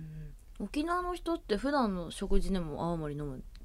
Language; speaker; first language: Japanese; native; Japanese